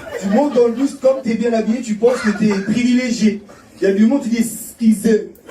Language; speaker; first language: French; early bilingual, other home language; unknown